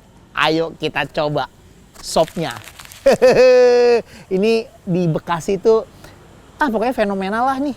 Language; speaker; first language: Indonesian; native; Indonesian